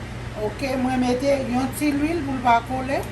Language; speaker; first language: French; non-native, local second language; Haitian Creole